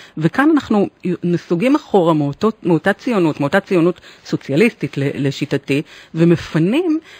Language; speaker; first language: Hebrew; native; Hebrew